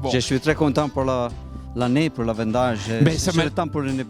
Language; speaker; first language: French; non-native, learner; Italian